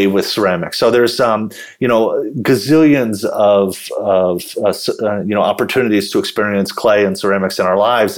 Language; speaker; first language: English; native; English